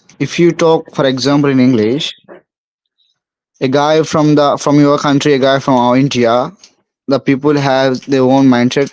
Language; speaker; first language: English; non-native, local second language; Hindi